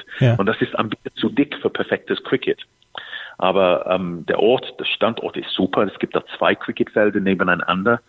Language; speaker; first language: German; non-native, fluent; English